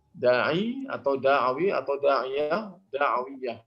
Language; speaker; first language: Arabic; non-native, learner; Indonesian